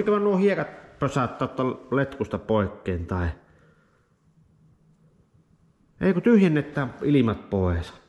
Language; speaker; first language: Finnish; native; Finnish